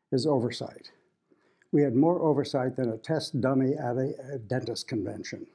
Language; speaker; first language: English; native; English